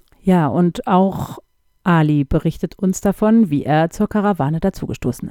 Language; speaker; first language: German; native; German